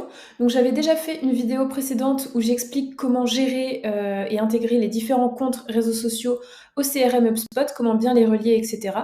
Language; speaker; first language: French; native; French